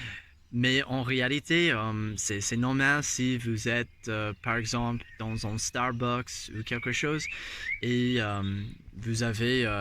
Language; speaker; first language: French; non-native, fluent; English